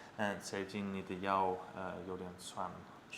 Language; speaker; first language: Chinese; non-native, learner; English